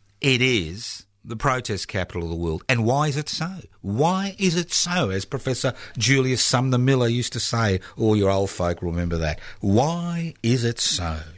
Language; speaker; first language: English; early bilingual, other home language; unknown